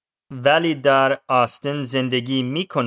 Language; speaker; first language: Persian; non-native, learner; English